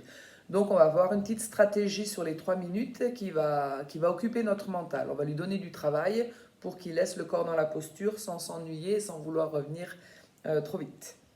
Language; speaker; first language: French; native; French